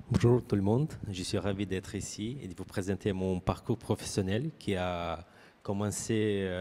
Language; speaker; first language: French; non-native, fluent; Romanian